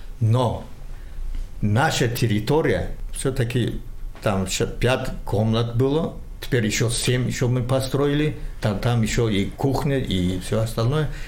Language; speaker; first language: Russian; non-native, local second language; Tajik